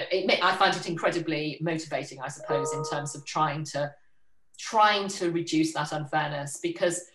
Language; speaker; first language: English; native; English